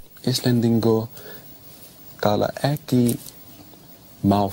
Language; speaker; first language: Icelandic; non-native, learner; English